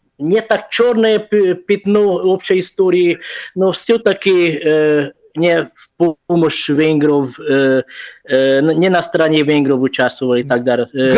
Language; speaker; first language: Russian; non-native, fluent; Hungarian